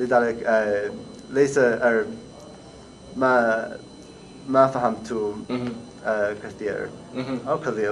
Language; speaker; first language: Arabic; non-native, learner; English